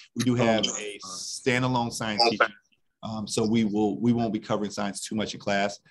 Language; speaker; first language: English; native; English